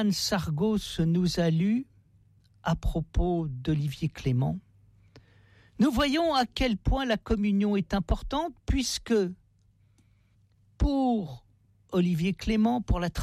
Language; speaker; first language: French; native; French